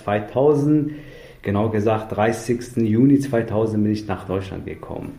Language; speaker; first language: German; non-native, fluent; Persian